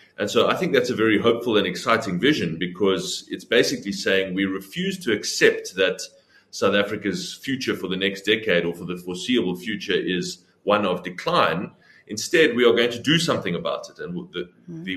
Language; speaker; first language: English; native; English